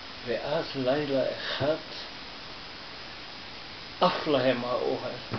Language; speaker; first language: Hebrew; non-native, fluent; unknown